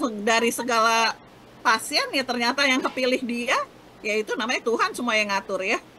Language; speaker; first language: Indonesian; native; Indonesian